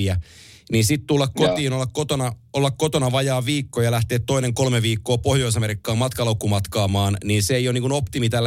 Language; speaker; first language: Finnish; native; Finnish